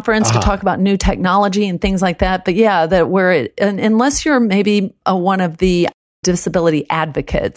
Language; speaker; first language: English; early bilingual, other home language; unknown